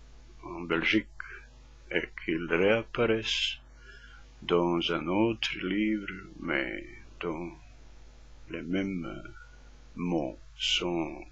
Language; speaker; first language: French; non-native, fluent; Croatian